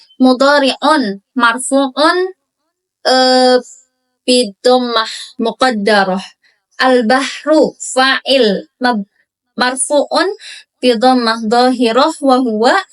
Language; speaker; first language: Arabic; non-native, learner; Indonesian